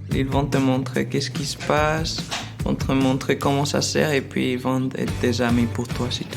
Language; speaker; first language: French; non-native, fluent; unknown